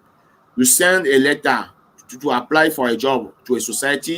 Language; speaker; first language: English; non-native, local second language; French